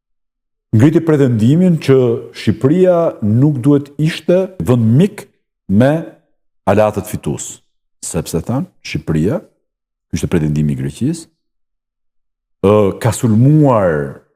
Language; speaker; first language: Albanian; native; Albanian